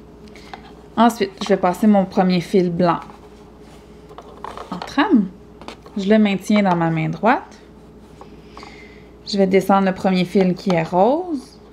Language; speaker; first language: French; native; French